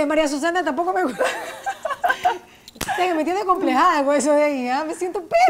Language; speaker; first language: Spanish; native; Spanish